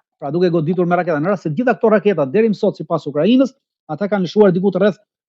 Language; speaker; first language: Albanian; native; Albanian